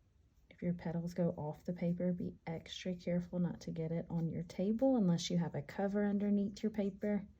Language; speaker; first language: English; native; English